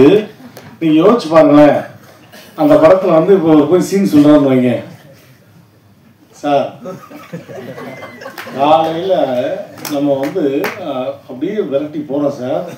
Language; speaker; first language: Tamil; native; Tamil